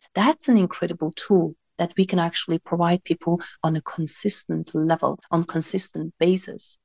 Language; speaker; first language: English; non-native, fluent; Mongolian